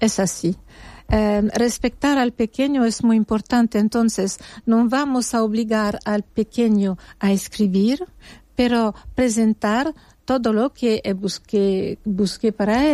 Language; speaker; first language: Spanish; non-native, fluent; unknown